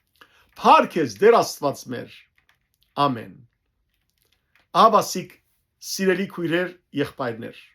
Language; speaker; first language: Armenian; native; Armenian